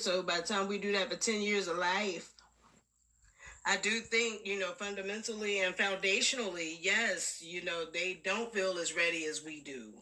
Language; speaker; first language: English; native; English